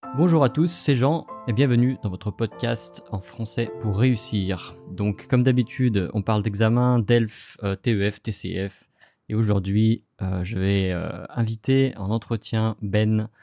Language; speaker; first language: French; native; French